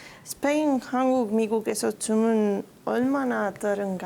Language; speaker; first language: Korean; non-native, learner; Spanish